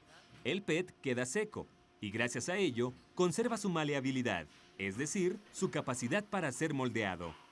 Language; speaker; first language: Spanish; native; Spanish